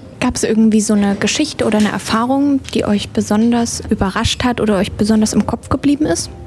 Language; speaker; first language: German; native; German